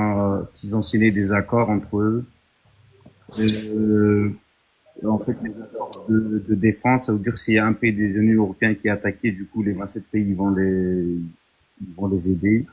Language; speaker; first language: French; non-native, fluent; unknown